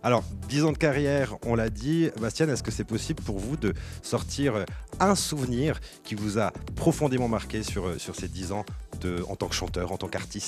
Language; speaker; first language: French; native; French